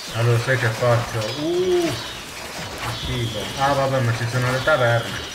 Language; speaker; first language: Italian; native; Italian